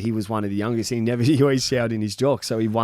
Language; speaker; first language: English; native; English